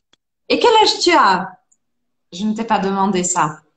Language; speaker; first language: French; non-native, fluent; Portuguese